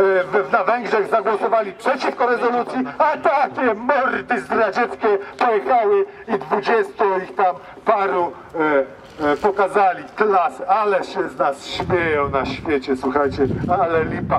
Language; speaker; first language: Polish; native; Polish